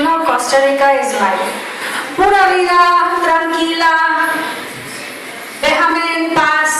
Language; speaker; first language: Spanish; non-native, learner; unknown